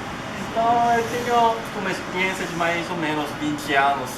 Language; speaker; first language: Portuguese; non-native, learner; Japanese